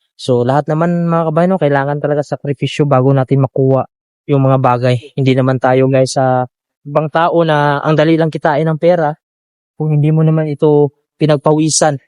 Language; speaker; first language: Filipino; native; Filipino